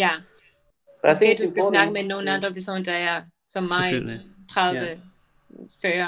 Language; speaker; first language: Danish; non-native, learner; Spanish